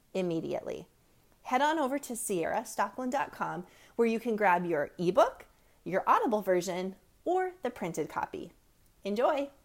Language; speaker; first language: English; native; English